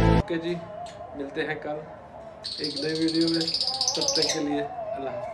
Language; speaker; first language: Urdu; non-native, local second language; Punjabi